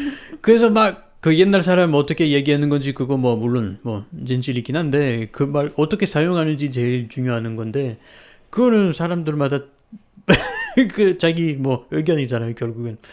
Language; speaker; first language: Korean; non-native, fluent; French